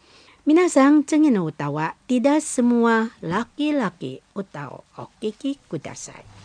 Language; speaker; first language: Japanese; non-native, learner; Indonesian